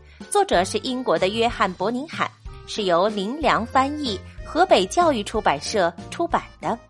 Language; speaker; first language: Chinese; native; Chinese